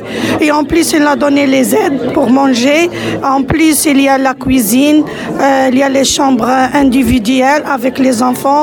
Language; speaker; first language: French; non-native, local second language; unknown